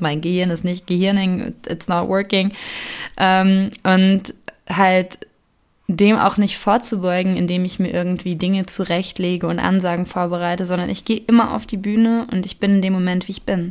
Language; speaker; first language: German; native; German